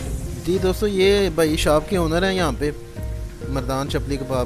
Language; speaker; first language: Hindi; non-native, local second language; Punjabi